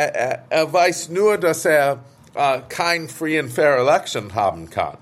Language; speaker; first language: German; non-native, fluent; English